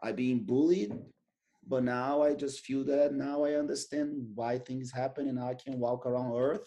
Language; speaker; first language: English; non-native, fluent; Portuguese